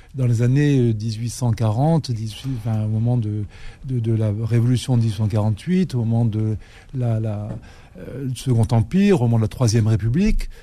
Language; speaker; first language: French; native; French